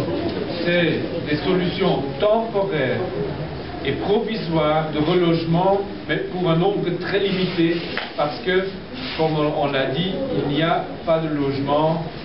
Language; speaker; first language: French; native; French